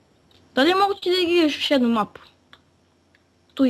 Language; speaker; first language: Bosnian; native; Bosnian